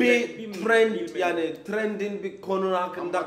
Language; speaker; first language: Turkish; non-native, learner; English